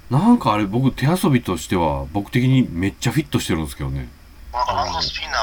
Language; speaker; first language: Japanese; native; Japanese